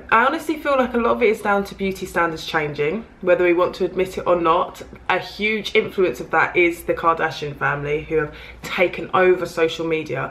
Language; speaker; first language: English; native; English